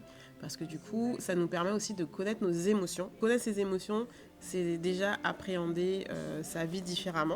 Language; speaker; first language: French; native; French